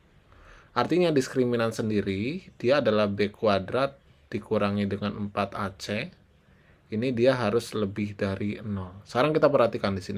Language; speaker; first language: Indonesian; native; Indonesian